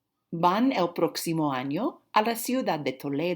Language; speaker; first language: Spanish; non-native, fluent; English